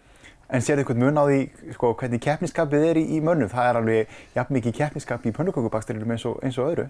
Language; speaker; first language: Icelandic; native; Icelandic